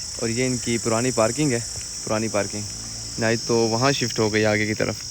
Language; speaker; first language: Urdu; non-native, local second language; Saraiki